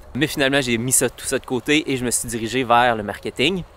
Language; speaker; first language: French; native; French